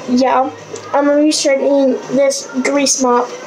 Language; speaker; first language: English; native; English